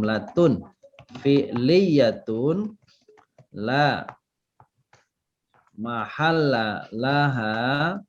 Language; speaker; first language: Arabic; non-native, fluent; Indonesian